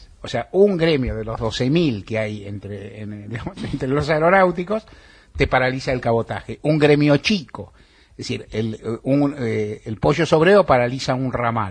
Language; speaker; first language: Spanish; native; Spanish